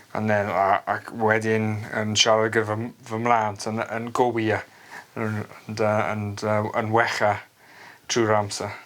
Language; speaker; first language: Welsh; non-native, local second language; English